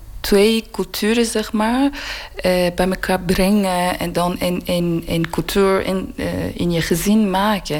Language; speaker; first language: Dutch; non-native, learner; Persian